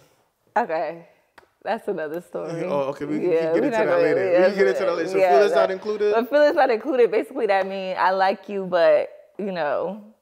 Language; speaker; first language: English; native; English